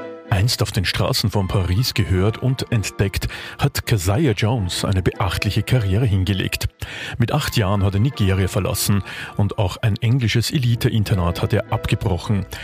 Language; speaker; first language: German; native; German